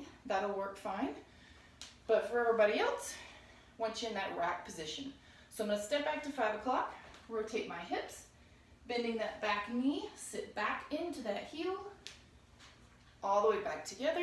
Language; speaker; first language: English; native; English